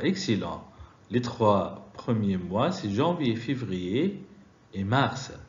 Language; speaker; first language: French; non-native, fluent; Arabic